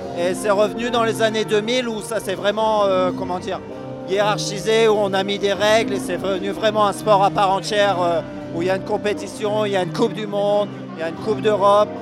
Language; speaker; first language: French; native; French